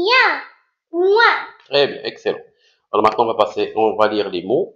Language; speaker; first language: French; non-native, local second language; Arabic